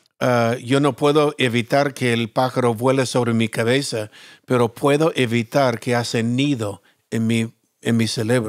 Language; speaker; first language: Spanish; non-native, fluent; English